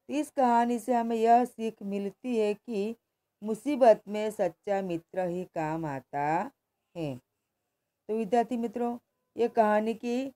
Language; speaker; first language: Hindi; non-native, local second language; Gujarati